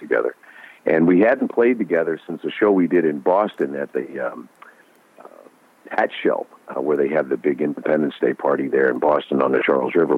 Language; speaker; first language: English; native; English